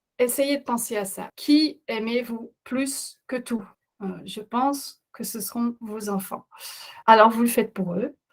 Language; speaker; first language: French; non-native, fluent; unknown